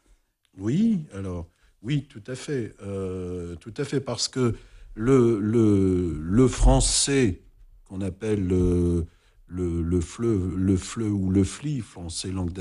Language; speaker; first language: French; native; French